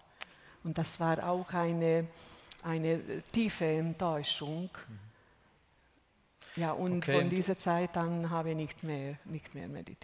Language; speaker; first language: German; non-native, fluent; Hungarian